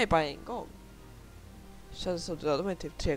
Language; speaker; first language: Swedish; native; Swedish